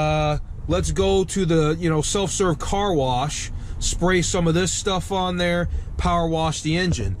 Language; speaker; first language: English; native; English